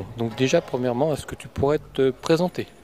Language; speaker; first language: French; native; French